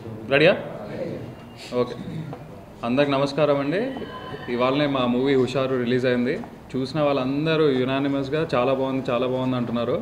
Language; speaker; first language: Telugu; native; Telugu